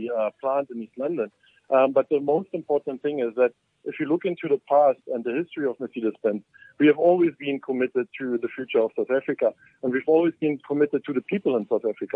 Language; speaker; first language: English; non-native, fluent; German